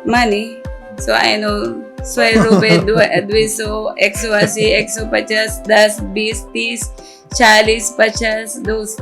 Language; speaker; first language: English; non-native, local second language; Filipino